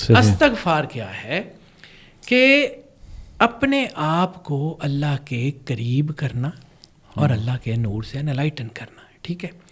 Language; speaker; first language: Urdu; non-native, local second language; Punjabi